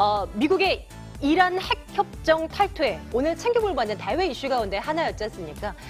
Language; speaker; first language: Korean; native; Korean